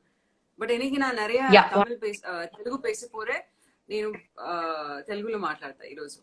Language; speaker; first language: Telugu; non-native, fluent; Tamil